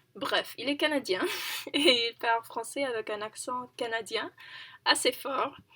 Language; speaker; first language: French; non-native, fluent; English